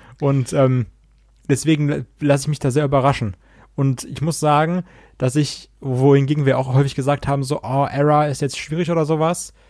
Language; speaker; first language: German; native; German